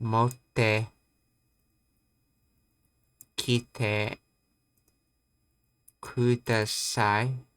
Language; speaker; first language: Japanese; non-native, learner; English